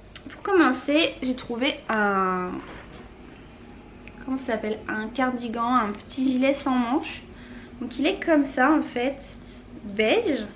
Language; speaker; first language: French; native; French